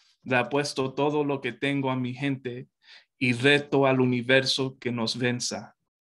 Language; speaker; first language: Spanish; early bilingual, heritage; Spanish